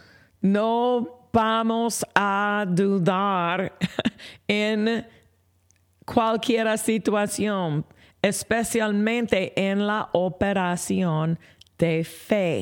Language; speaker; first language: Spanish; non-native, fluent; English